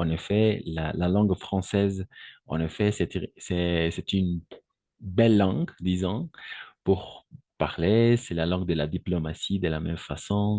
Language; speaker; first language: French; non-native, fluent; Spanish